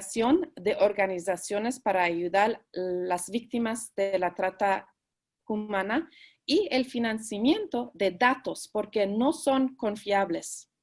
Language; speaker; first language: Spanish; early bilingual, heritage; Spanish